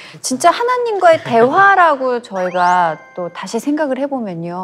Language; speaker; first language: Korean; native; Korean